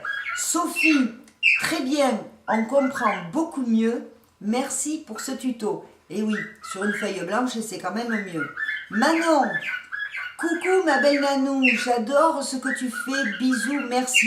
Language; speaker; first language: French; native; French